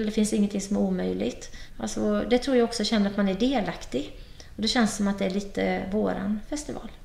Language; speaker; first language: Swedish; native; Swedish